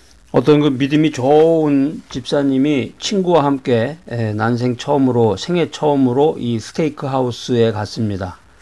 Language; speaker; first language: Korean; native; Korean